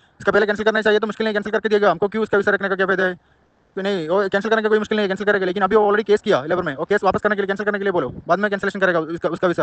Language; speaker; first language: Hindi; non-native, learner; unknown